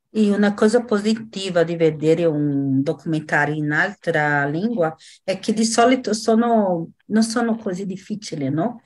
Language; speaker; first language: Italian; non-native, fluent; Portuguese